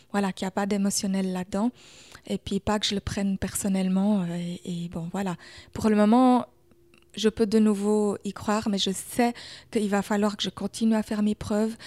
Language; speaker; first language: French; early bilingual, other home language; German